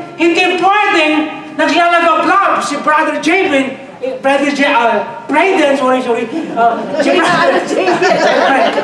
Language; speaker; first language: Filipino; non-native, local second language; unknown